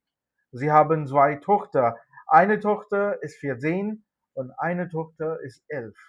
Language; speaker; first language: German; non-native, fluent; Malayalam